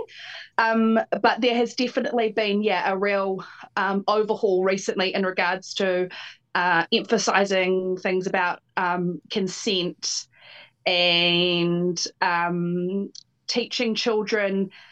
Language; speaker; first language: English; native; English